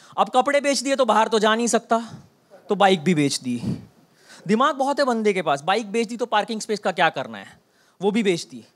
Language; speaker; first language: Hindi; non-native, local second language; Bangla